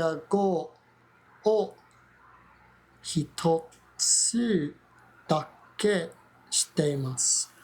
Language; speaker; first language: Japanese; non-native, learner; English